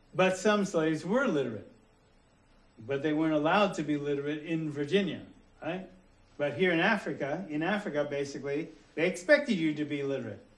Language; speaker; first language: English; native; English